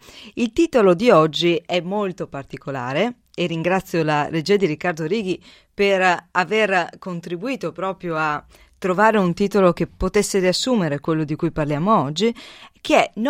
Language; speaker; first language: Italian; native; Italian